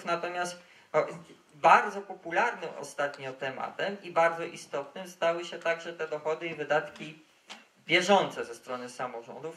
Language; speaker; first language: Polish; native; Polish